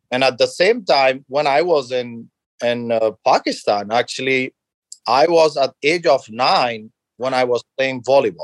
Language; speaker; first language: English; non-native, fluent; Persian